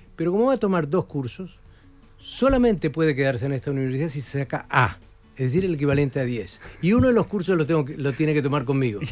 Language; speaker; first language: Spanish; native; Spanish